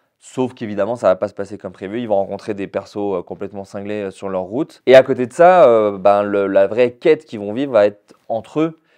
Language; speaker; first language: French; native; French